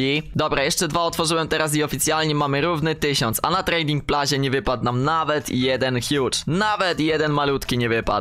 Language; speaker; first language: Polish; native; Polish